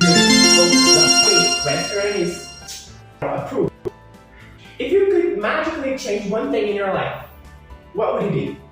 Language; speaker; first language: English; non-native, fluent; Portuguese